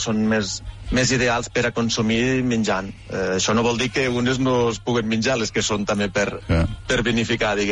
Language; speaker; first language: Catalan; native; Catalan